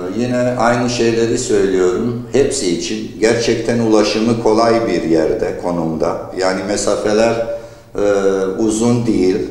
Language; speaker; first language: Turkish; early bilingual, heritage; Turkish